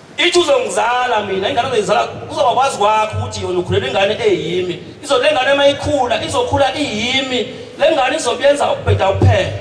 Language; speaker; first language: Zulu; native; Zulu